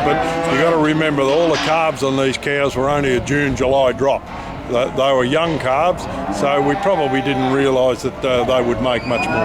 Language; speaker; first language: English; native; English